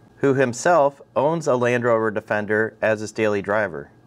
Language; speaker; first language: English; native; English